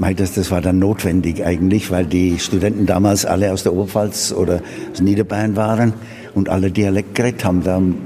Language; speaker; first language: German; non-native, fluent; English